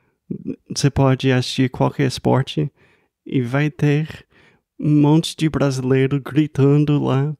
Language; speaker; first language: Portuguese; non-native, fluent; English